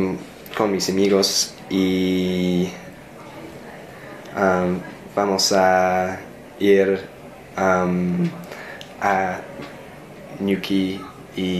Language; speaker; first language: Spanish; non-native, learner; English